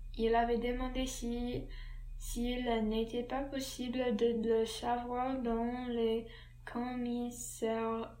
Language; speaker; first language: French; non-native, learner; English